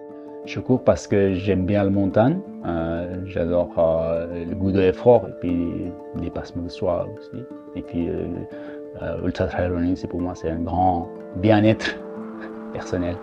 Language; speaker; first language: French; non-native, fluent; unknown